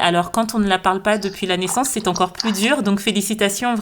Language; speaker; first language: French; native; French